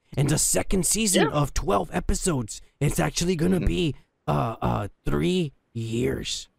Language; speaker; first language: English; early bilingual, other home language; Spanish